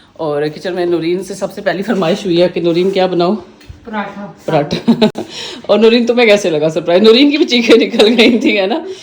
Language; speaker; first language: Urdu; native; Urdu